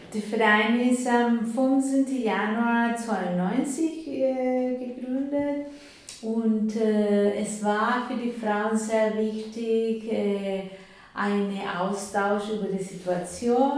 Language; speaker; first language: German; non-native, fluent; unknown